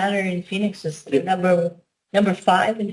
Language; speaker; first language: English; native; English